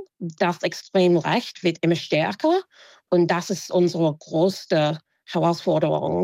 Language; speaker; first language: German; non-native, fluent; English